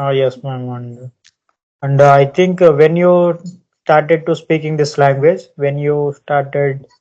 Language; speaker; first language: English; non-native, learner; Telugu